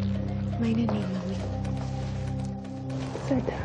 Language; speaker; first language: Hebrew; non-native, fluent; English